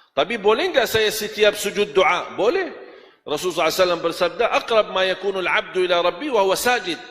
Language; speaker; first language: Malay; non-native, fluent; Arabic